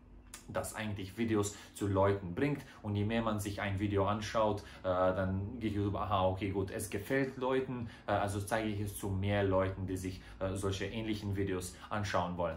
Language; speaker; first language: German; non-native, fluent; Croatian